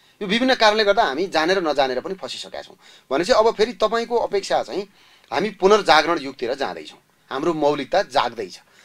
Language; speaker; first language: Nepali; native; Nepali